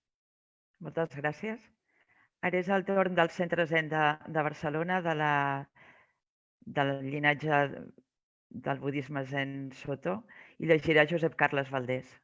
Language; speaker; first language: Catalan; native; Catalan